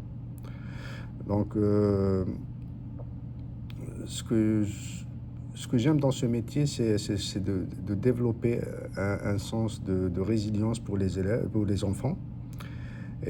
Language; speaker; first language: French; non-native, local second language; Arabic